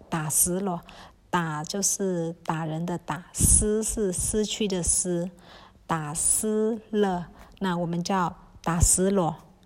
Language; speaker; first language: Chinese; early bilingual, heritage; Chinese